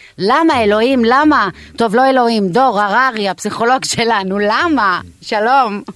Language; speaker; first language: Hebrew; non-native, local second language; Arabic